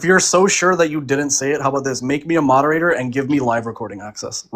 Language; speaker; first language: English; early bilingual, heritage; Punjabi